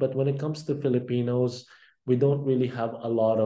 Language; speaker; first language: English; non-native, local second language; Filipino